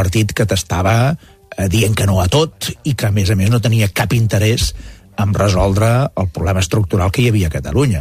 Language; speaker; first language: Catalan; native; Catalan